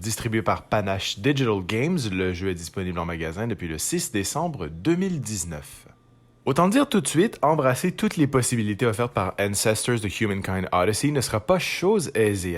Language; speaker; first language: French; native; French